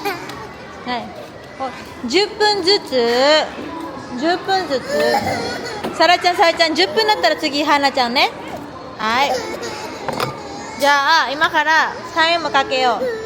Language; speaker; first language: Japanese; non-native, fluent; Filipino